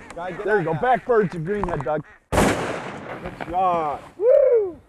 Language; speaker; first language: English; native; English